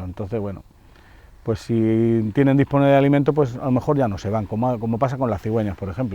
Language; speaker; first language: Spanish; native; Spanish